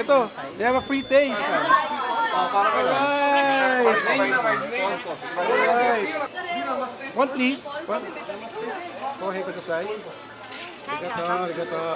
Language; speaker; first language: English; non-native, local second language; Filipino